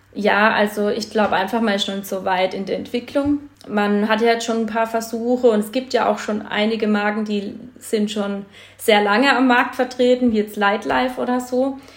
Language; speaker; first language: German; native; German